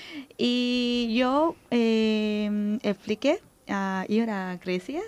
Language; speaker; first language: Spanish; non-native, learner; Thai